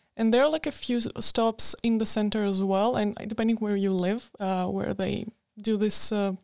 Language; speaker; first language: English; non-native, fluent; Greek